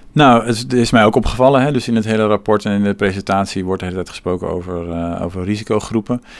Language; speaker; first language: Dutch; native; Dutch